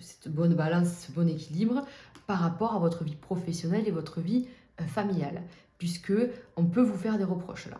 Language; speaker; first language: French; native; French